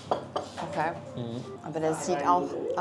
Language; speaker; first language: German; non-native, fluent; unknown